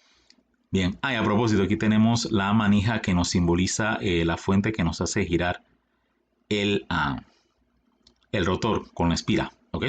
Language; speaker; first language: Spanish; native; Spanish